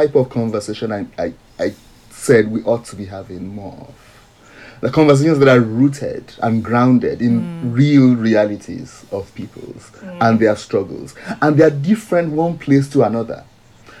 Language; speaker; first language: English; non-native, local second language; Yoruba